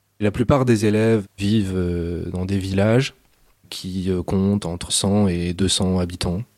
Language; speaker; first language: French; native; French